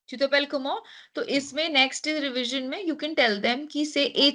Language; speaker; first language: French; non-native, fluent; Hindi